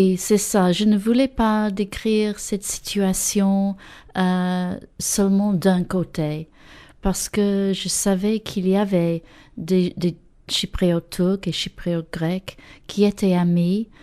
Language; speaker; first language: French; non-native, fluent; English